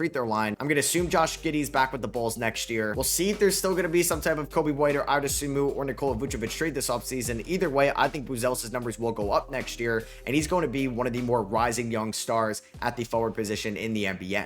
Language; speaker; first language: English; native; English